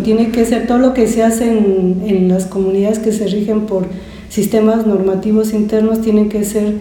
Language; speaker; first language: Spanish; native; Spanish